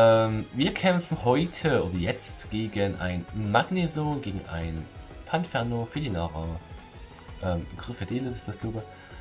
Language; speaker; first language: German; native; German